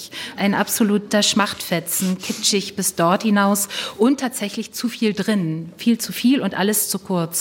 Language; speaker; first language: German; native; German